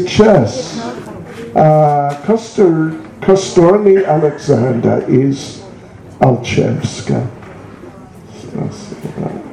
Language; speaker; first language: Russian; non-native, learner; English